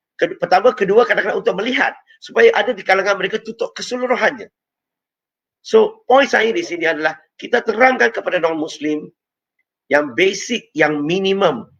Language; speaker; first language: Malay; non-native, local second language; Chinese